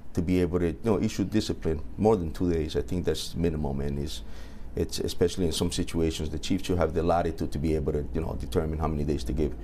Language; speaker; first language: English; early bilingual, other home language; Spanish